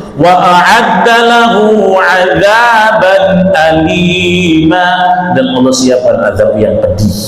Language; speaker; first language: Indonesian; native; Indonesian